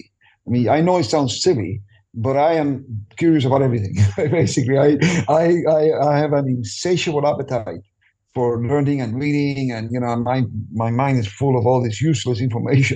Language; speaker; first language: English; non-native, fluent; Spanish